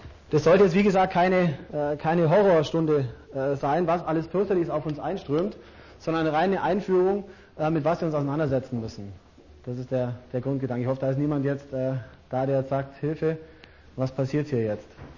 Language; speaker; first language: German; native; German